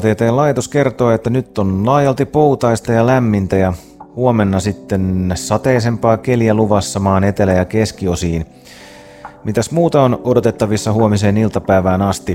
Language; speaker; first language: Finnish; native; Finnish